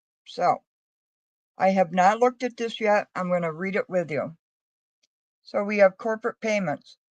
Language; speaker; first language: English; native; English